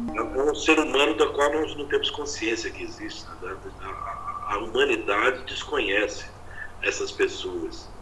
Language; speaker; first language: Portuguese; native; Portuguese